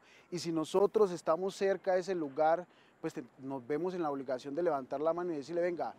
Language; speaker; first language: Spanish; native; Spanish